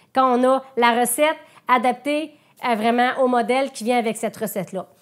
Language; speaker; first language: French; native; French